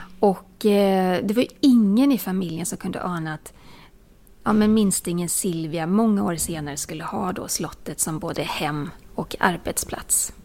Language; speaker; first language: Swedish; native; Swedish